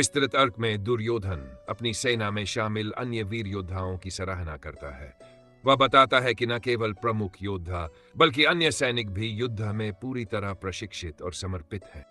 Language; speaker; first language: Hindi; native; Hindi